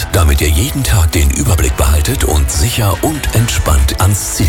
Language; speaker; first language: German; native; German